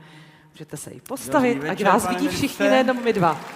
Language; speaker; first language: Czech; native; Czech